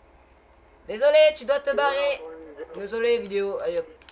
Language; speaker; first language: French; native; French